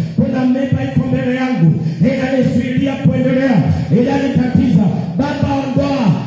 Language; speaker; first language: Swahili; non-native, local second language; Luyia